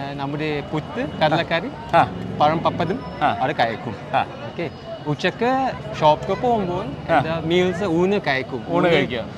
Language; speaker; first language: Malayalam; non-native, learner; Chinese